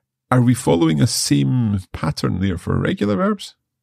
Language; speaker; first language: English; native; English